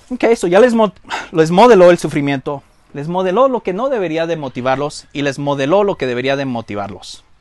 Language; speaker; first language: Spanish; early bilingual, heritage; Spanish